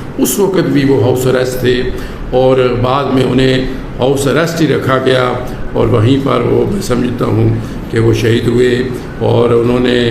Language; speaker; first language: Urdu; non-native, local second language; Pahari-Potwari